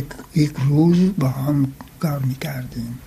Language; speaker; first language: Persian; non-native, fluent; French